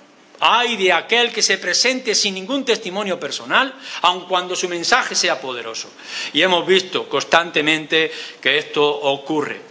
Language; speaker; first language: Spanish; native; Spanish